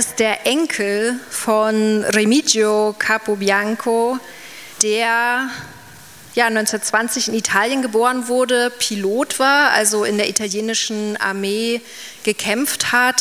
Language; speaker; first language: German; native; German